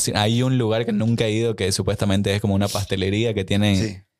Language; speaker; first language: Spanish; native; Spanish